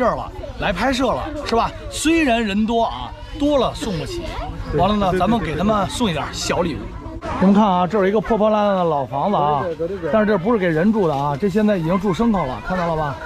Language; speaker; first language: Chinese; native; Chinese